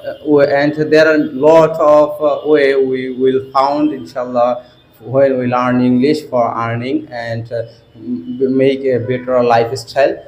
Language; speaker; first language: English; non-native, learner; Bangla